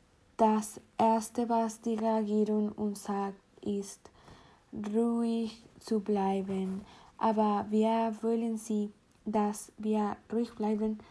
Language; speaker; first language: German; non-native, learner; Spanish